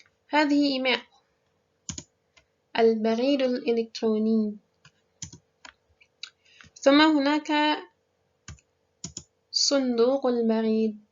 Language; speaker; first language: Arabic; non-native, fluent; Indonesian